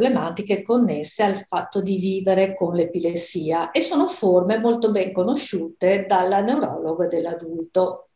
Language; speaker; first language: Italian; native; Italian